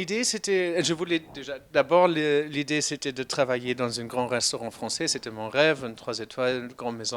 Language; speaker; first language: French; non-native, fluent; German